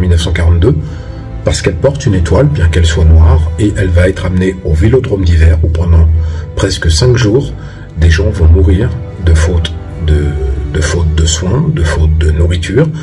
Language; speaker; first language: French; native; French